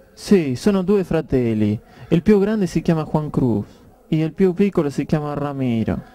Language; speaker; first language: Italian; non-native, learner; Spanish